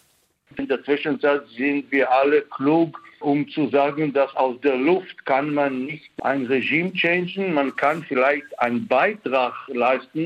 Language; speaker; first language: German; non-native, fluent; Hebrew